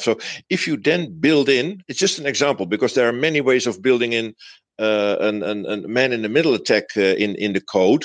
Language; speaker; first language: English; non-native, fluent; Dutch